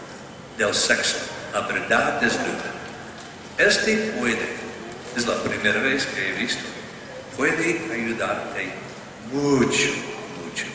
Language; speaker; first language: Spanish; non-native, learner; English